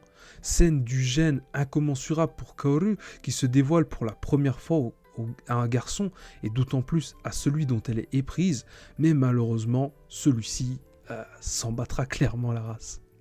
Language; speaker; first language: French; native; French